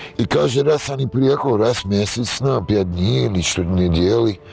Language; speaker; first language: Russian; non-native, learner; English